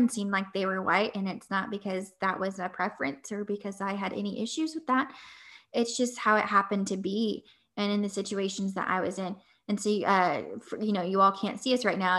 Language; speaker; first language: English; native; English